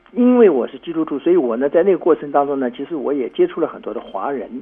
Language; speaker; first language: Chinese; native; Chinese